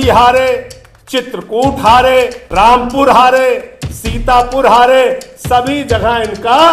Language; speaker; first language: Hindi; native; Hindi